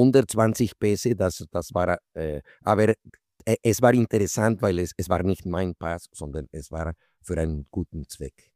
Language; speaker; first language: German; non-native, fluent; Spanish